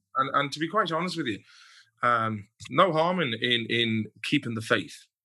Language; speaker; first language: English; native; English